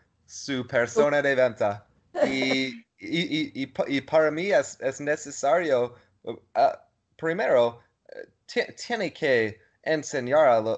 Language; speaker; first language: Spanish; non-native, learner; English